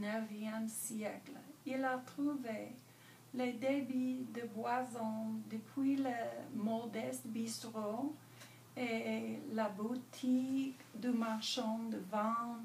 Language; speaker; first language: French; non-native, learner; English